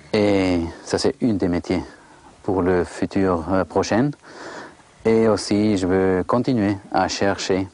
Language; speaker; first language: French; non-native, fluent; Spanish